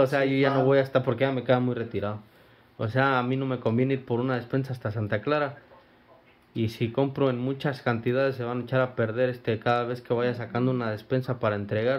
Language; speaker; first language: Spanish; native; Spanish